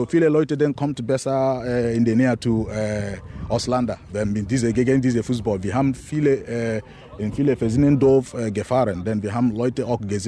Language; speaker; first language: German; non-native, learner; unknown